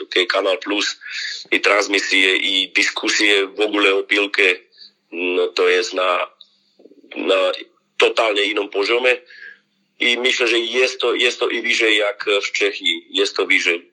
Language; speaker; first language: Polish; non-native, learner; Slovak